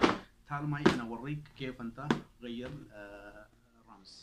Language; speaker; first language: Arabic; non-native, learner; Urdu